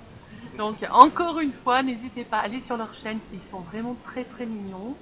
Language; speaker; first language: French; native; French